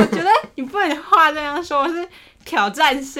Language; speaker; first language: Chinese; native; Chinese